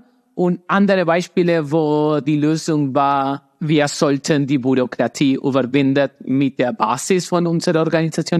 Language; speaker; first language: German; non-native, learner; Spanish